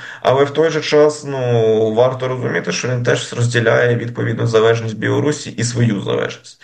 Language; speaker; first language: Ukrainian; native; Ukrainian